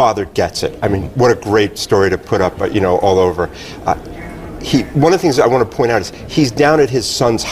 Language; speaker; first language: English; native; English